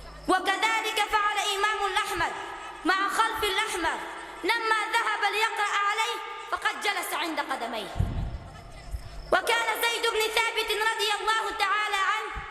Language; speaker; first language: Arabic; non-native, learner; Pashto